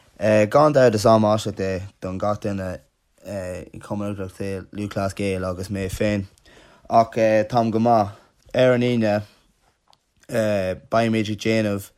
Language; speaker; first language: Irish; non-native, local second language; English